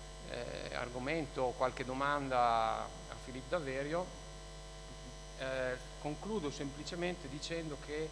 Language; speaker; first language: Italian; native; Italian